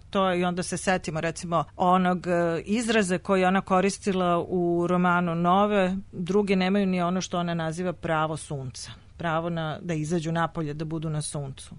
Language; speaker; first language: Serbian; native; Serbian